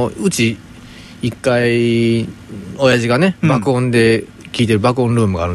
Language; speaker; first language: Japanese; native; Japanese